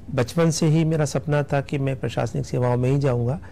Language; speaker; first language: Hindi; native; Hindi